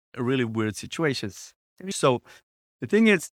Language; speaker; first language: English; non-native, fluent; Portuguese